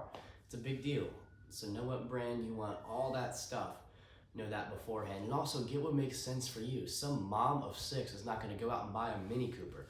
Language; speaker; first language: English; native; English